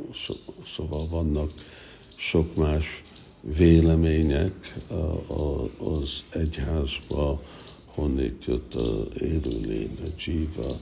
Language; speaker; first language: Hungarian; early bilingual, heritage; Hungarian